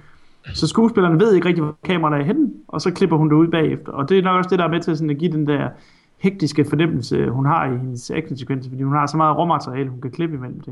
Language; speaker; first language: Danish; native; Danish